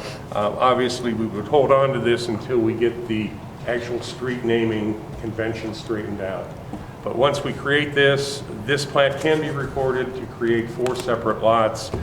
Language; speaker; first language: English; native; English